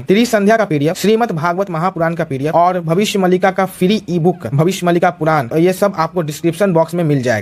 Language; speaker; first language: Hindi; native; Hindi